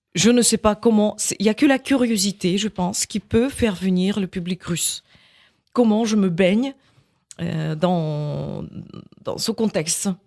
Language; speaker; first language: French; non-native, fluent; Russian